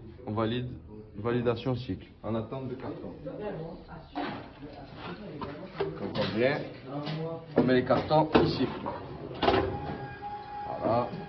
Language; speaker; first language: French; native; French